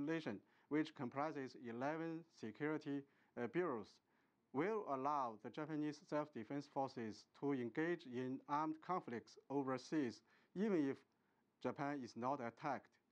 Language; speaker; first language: English; non-native, fluent; Chinese